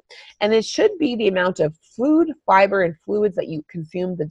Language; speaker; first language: English; native; English